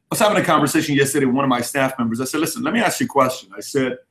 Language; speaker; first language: English; early bilingual, other home language; Persian